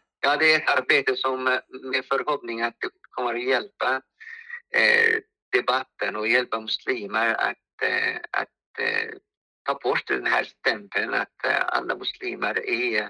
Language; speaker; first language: Swedish; non-native, fluent; Arabic